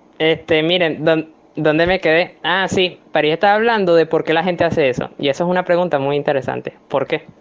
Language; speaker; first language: Spanish; native; Spanish